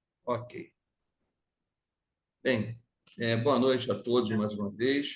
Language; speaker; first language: Portuguese; native; Portuguese